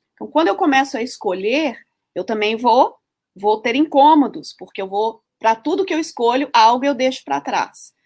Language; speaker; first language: Portuguese; early bilingual, heritage; Portuguese